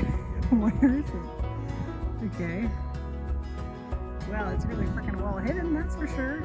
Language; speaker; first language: English; native; English